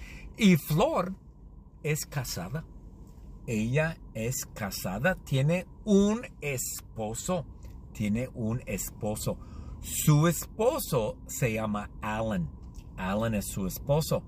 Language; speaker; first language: Spanish; non-native, learner; English